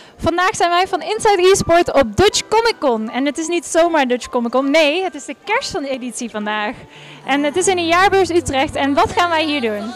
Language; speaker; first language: Dutch; native; Dutch